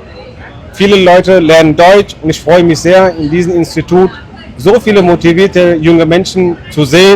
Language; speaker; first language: German; non-native, fluent; Hindi